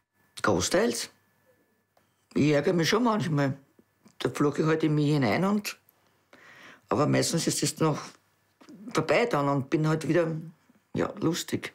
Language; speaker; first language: German; native; German